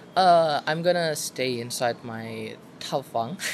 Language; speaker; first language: English; non-native, fluent; Indonesian